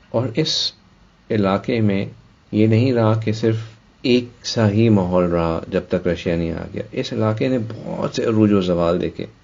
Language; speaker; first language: Urdu; native; Urdu